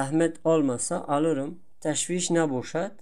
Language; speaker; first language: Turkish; non-native, fluent; Tajik